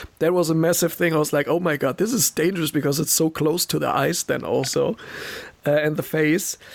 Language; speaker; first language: English; non-native, fluent; German